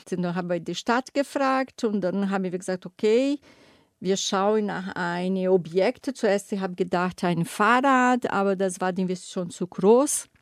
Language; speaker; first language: German; non-native, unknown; Portuguese